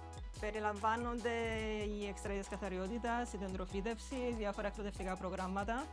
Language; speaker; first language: Greek; native; Greek